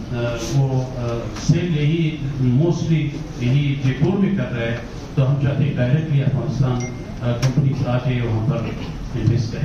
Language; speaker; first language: Hindi; non-native, fluent; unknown